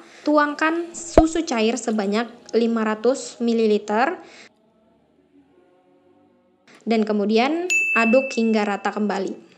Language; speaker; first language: Indonesian; native; Indonesian